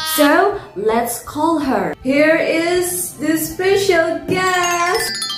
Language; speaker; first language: English; non-native, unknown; Indonesian